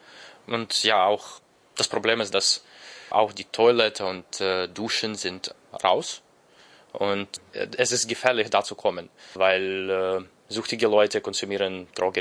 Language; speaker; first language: German; non-native, learner; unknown